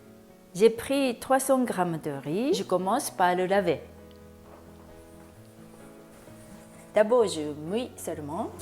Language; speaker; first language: French; non-native, learner; Japanese